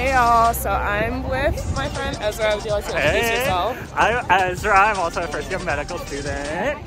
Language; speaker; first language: English; native; English